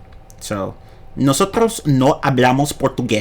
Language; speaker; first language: Spanish; non-native, fluent; English